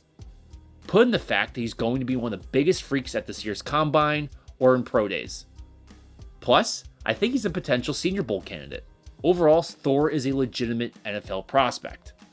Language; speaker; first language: English; native; English